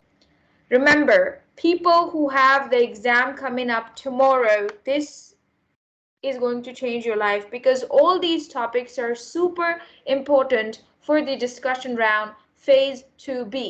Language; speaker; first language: English; non-native, fluent; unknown